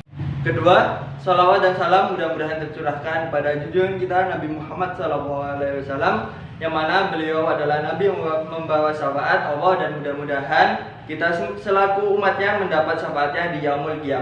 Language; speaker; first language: Indonesian; native; Indonesian